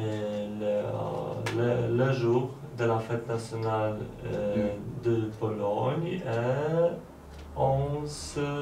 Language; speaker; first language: French; non-native, learner; Polish